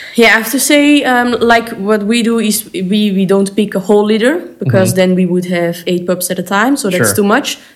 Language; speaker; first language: English; non-native, fluent; Dutch